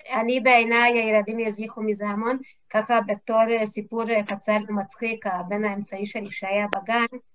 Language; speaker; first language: Hebrew; non-native, fluent; Hungarian